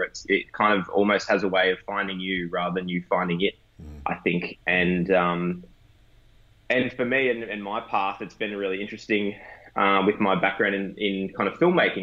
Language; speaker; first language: English; native; English